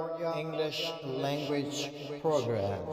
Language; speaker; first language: English; non-native, learner; Pashto